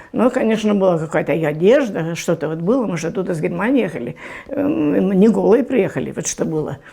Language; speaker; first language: Russian; non-native, local second language; German